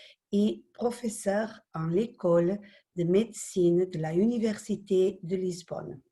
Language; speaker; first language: French; non-native, fluent; Portuguese